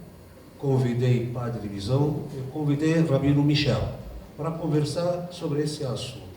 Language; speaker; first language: Portuguese; non-native, fluent; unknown